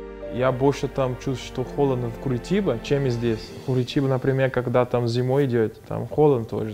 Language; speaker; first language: Russian; non-native, fluent; Portuguese